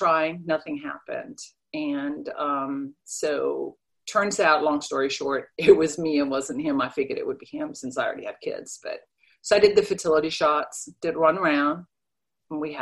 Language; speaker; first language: English; non-native, fluent; Danish